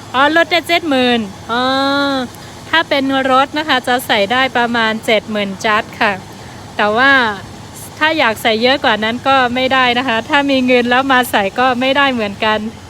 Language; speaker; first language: Thai; non-native, fluent; Shan